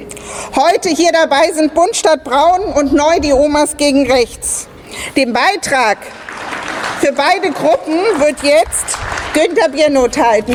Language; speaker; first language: German; native; German